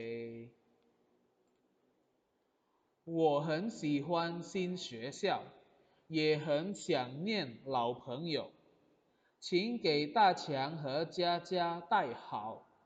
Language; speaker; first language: Chinese; non-native, fluent; Indonesian